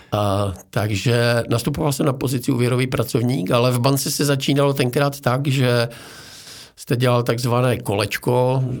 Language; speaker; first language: Czech; native; Czech